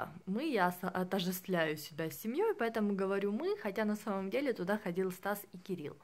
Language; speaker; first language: Russian; native; Russian